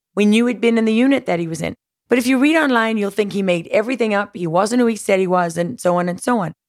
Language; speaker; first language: English; native; English